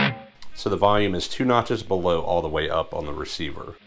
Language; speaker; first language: English; native; English